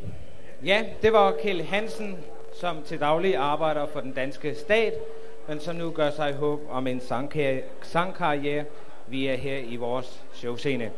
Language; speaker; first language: Danish; native; Danish